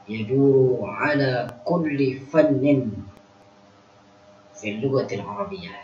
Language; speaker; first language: Arabic; non-native, fluent; Indonesian